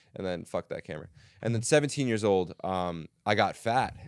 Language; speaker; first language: English; native; English